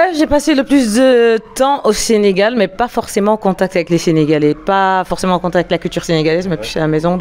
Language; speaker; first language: French; non-native, local second language; Lingala